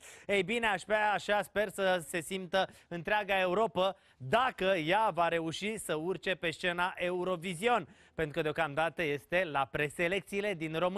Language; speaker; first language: Romanian; native; Romanian